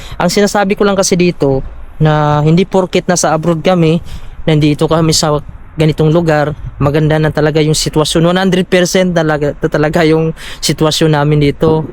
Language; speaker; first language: Filipino; non-native, local second language; Cebuano